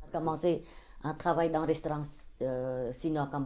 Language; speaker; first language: French; non-native, learner; Khmer